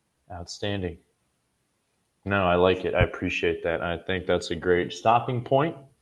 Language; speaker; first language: English; native; English